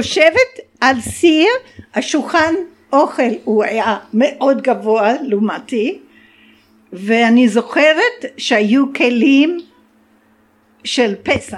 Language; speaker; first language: Hebrew; non-native, fluent; English